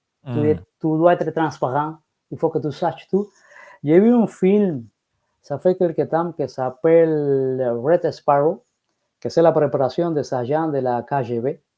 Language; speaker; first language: French; non-native, fluent; Spanish